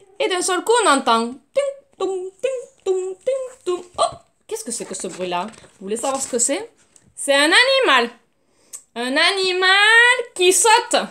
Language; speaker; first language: French; native; French